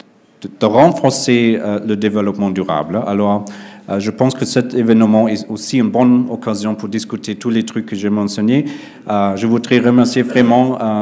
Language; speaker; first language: French; non-native, fluent; German